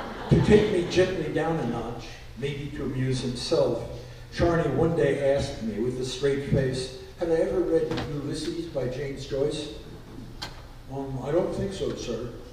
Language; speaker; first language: English; native; English